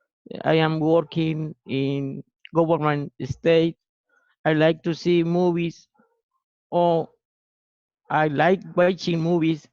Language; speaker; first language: English; non-native, learner; Spanish